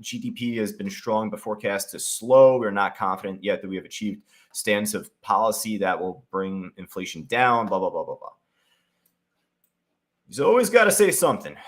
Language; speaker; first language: English; native; English